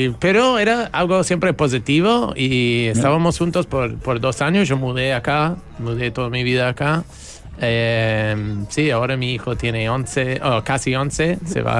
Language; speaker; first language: Spanish; non-native, fluent; English